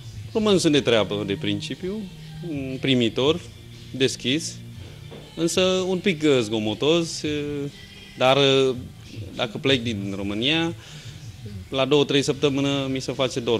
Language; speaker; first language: Romanian; non-native, fluent; Vietnamese